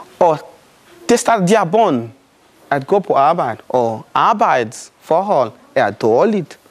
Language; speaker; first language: Danish; non-native, fluent; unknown